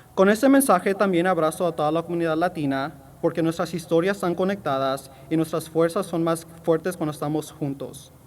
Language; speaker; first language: Spanish; early bilingual, heritage; Spanish